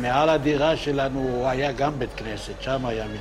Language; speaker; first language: Hebrew; non-native, local second language; Yiddish